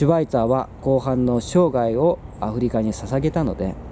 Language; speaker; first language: Japanese; non-native, fluent; Korean